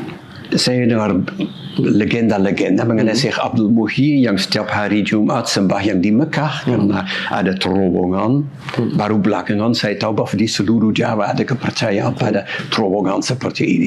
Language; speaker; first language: Indonesian; non-native, fluent; Dutch